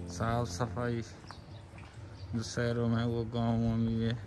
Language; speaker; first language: Hindi; native; Hindi